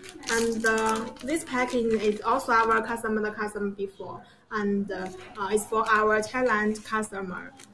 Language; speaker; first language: English; non-native, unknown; Chinese